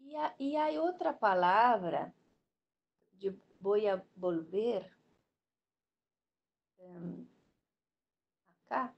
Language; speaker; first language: Spanish; non-native, learner; Portuguese